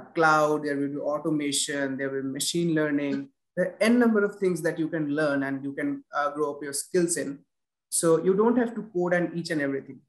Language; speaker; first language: English; non-native, local second language; Bangla